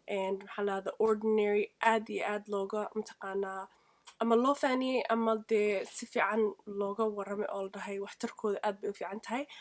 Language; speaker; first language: Somali; early bilingual, heritage; Somali